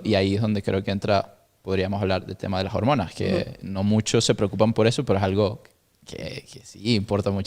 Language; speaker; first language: Spanish; native; Spanish